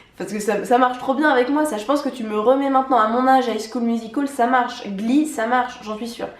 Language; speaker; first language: French; native; French